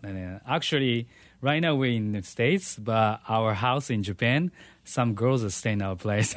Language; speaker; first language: English; non-native, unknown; Japanese